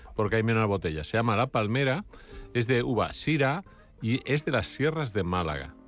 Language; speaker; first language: Spanish; native; Spanish